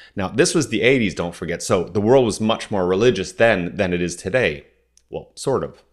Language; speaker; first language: English; non-native, fluent; French